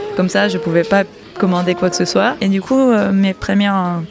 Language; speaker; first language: French; non-native, fluent; English